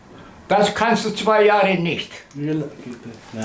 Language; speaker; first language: German; non-native, learner; Korean